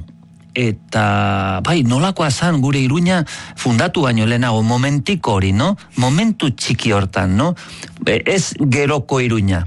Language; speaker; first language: Basque; native; Basque